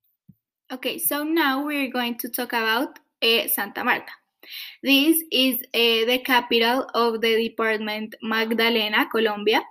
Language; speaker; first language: English; non-native, fluent; Spanish